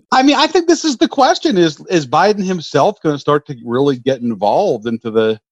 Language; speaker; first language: English; native; English